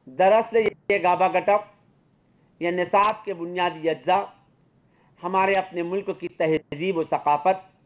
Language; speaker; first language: Urdu; native; Urdu